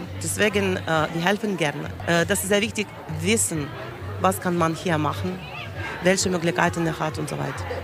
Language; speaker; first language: German; non-native, learner; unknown